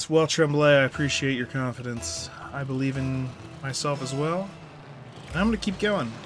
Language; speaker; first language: English; native; English